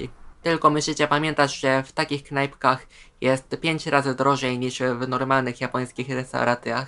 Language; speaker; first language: Polish; non-native, fluent; Japanese